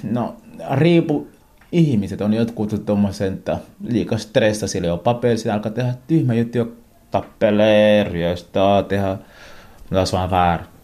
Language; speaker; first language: Finnish; non-native, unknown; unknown